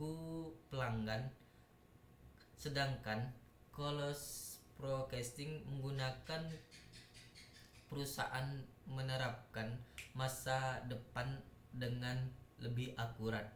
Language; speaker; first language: Indonesian; native; Indonesian